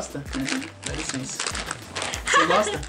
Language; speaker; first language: Portuguese; native; Portuguese